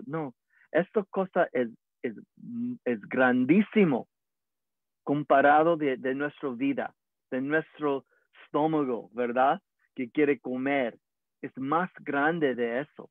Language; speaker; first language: Spanish; early bilingual, heritage; English